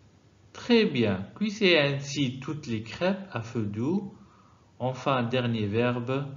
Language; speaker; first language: French; non-native, fluent; Arabic